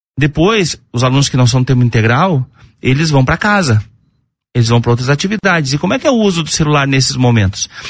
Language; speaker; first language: Portuguese; native; Portuguese